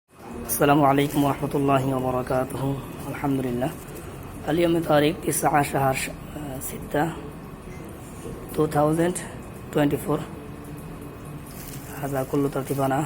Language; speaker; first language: Arabic; non-native, learner; Bangla